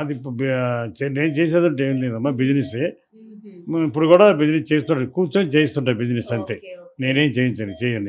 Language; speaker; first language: Telugu; native; Telugu